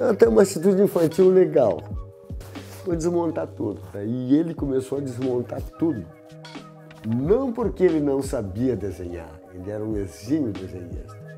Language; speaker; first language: Portuguese; native; Portuguese